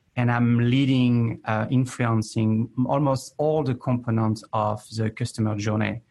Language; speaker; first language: English; non-native, fluent; French